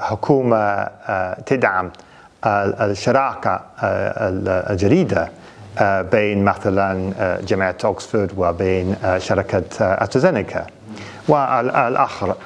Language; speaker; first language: Arabic; non-native, fluent; English